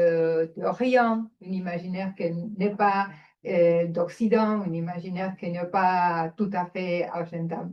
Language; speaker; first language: French; non-native, fluent; Spanish